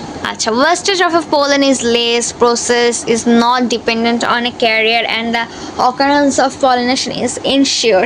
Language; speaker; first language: English; non-native, local second language; Bangla